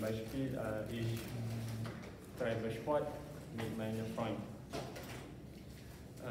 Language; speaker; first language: German; non-native, learner; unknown